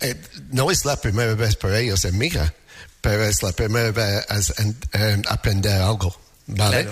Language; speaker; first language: Spanish; non-native, learner; English